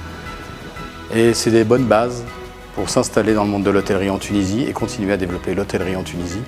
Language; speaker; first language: French; early bilingual, other home language; Arabic